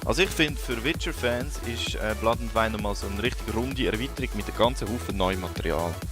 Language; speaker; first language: German; native; German